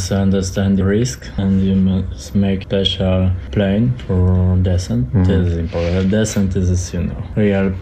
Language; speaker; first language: English; non-native, learner; Polish